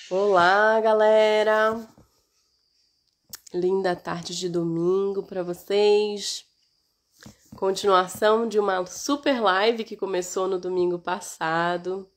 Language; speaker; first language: Portuguese; native; Portuguese